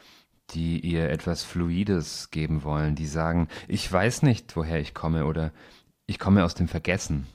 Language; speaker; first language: German; native; German